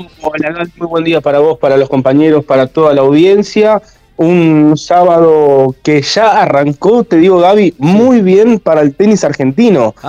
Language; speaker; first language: Spanish; native; Spanish